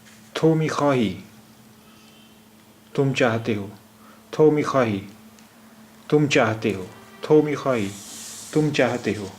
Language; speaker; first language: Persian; non-native, fluent; Urdu